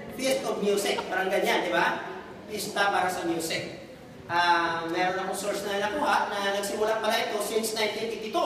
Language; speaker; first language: Filipino; non-native, local second language; Cebuano